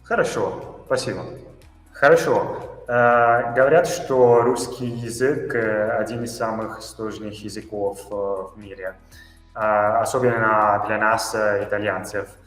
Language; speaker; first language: Russian; non-native, fluent; Italian